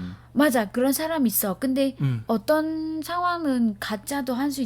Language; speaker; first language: Korean; non-native, learner; Vietnamese